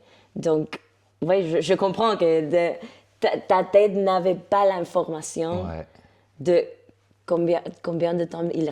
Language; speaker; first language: French; non-native, fluent; Spanish